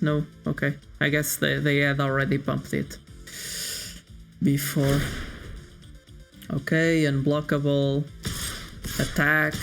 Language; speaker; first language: English; non-native, fluent; Portuguese